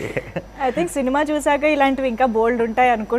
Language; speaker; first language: Telugu; native; Telugu